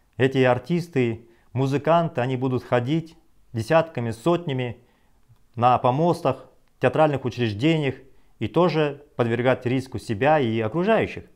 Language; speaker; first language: Russian; non-native, local second language; Kazakh